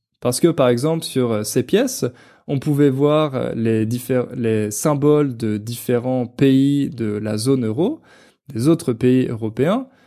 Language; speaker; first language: French; native; French